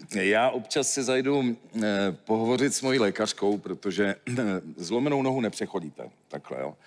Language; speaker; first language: Czech; native; Czech